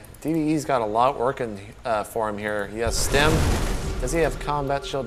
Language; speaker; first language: English; native; English